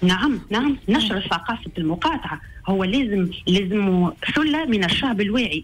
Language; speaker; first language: Arabic; native; Arabic